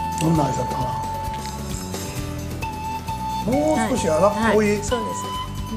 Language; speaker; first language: Japanese; native; Japanese